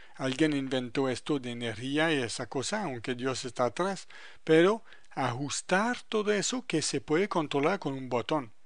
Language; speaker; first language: Spanish; non-native, fluent; French